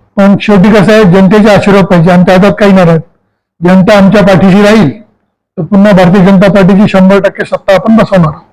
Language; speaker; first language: Marathi; non-native, local second language; Sindhi